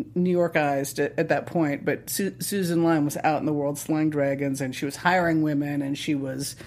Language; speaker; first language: English; native; English